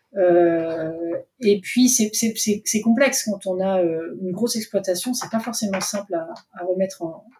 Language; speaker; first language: French; native; French